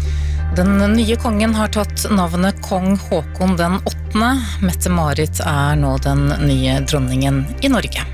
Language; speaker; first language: Norwegian; native; Norwegian